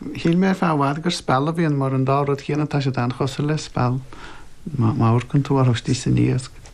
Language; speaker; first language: Irish; native; Irish